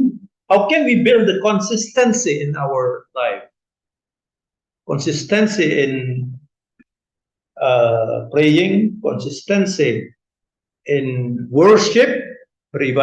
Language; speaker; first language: English; non-native, fluent; Indonesian